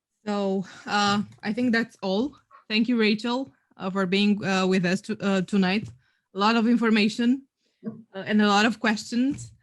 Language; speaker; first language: English; non-native, fluent; Romanian